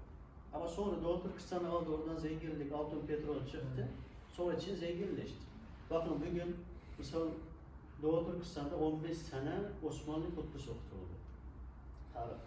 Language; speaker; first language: Turkish; non-native, learner; Uyghur